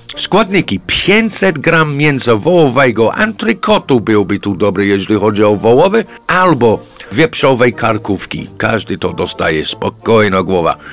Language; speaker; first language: Polish; non-native, fluent; English